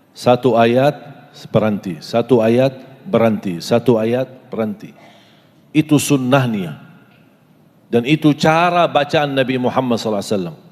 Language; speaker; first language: Malay; non-native, fluent; Arabic